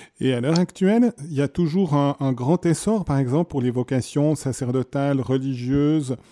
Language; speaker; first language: French; native; French